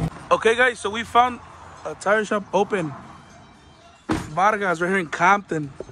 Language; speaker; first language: English; early bilingual, other home language; Spanish